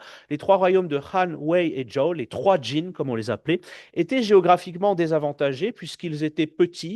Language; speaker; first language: French; native; French